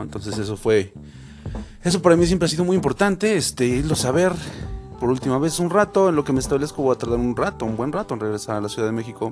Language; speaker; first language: Spanish; native; Spanish